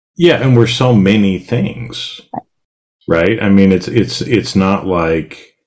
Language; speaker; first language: English; native; English